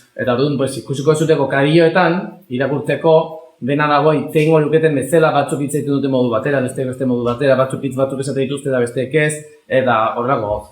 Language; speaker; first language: Basque; native; Basque